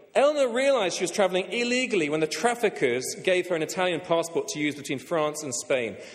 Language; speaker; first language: English; native; English